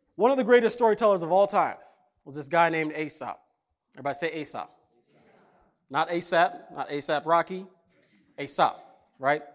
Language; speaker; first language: English; early bilingual, other home language; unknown